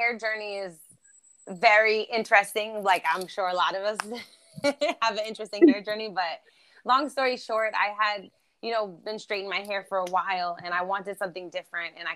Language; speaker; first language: English; non-native, fluent; German